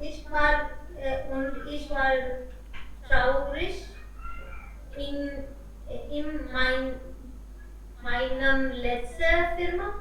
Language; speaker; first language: German; non-native, learner; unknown